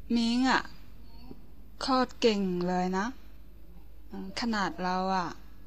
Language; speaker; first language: Thai; non-native, learner; Chinese